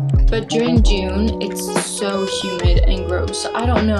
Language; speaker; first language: English; early bilingual, other home language; Swedish